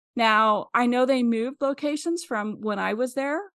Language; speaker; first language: English; native; English